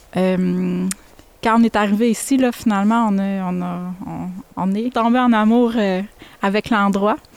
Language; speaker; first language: French; native; French